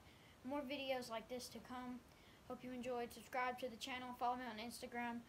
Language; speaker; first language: English; native; English